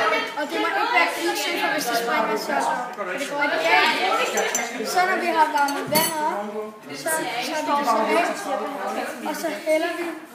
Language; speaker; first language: Danish; native; Danish